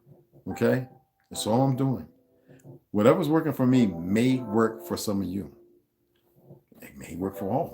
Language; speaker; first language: English; native; English